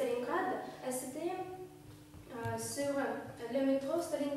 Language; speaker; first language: French; non-native, learner; Russian